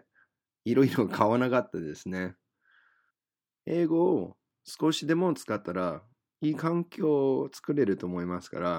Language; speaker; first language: Japanese; non-native, fluent; English